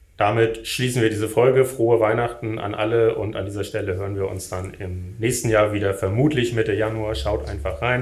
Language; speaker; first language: German; native; German